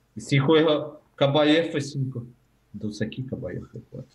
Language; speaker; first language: Spanish; non-native, learner; Ukrainian